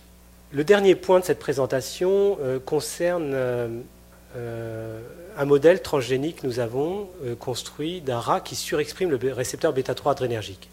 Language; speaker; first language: French; native; French